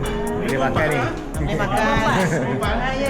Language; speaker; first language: Malay; native; Malay